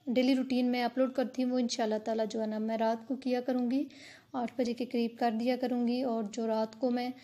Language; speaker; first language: Urdu; native; Urdu